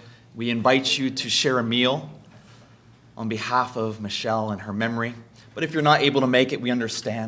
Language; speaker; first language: English; native; English